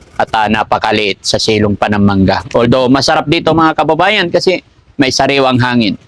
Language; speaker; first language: Filipino; native; Filipino